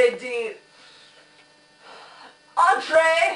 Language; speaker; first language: French; non-native, learner; English